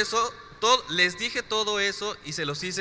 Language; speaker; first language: Spanish; native; Spanish